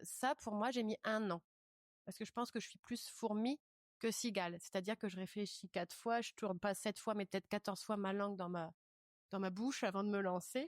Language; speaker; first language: French; native; French